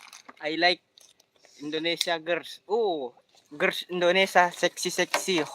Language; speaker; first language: English; non-native, learner; Indonesian